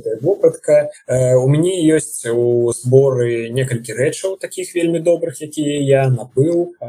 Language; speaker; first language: Belarusian; non-native, local second language; Russian